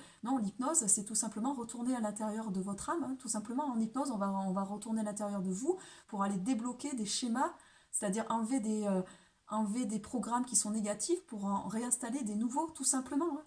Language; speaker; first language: French; native; French